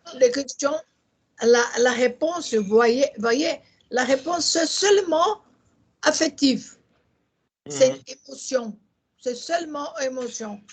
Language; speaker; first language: French; non-native, learner; Portuguese